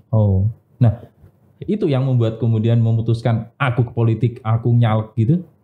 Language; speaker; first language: Indonesian; native; Indonesian